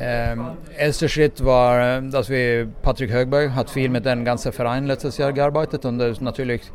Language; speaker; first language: German; non-native, fluent; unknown